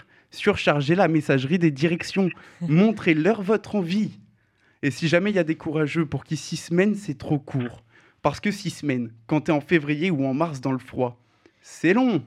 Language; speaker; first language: French; native; French